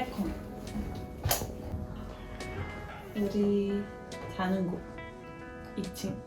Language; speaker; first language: Korean; non-native, learner; Dutch